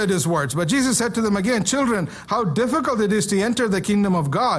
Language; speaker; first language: English; non-native, local second language; Malayalam